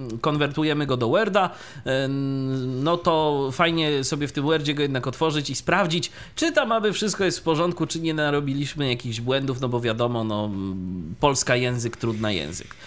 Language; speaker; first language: Polish; native; Polish